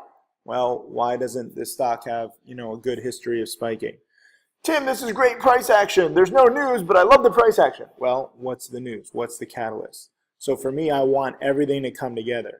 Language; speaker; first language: English; native; English